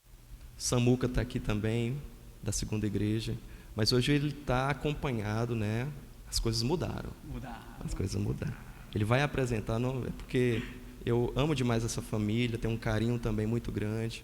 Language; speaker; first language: Portuguese; native; Portuguese